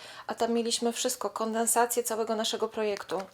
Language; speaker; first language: Polish; native; Polish